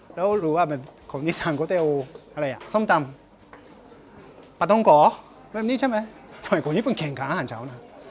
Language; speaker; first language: Thai; non-native, fluent; Japanese